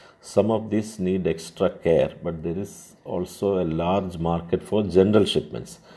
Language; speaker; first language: English; non-native, local second language; Malayalam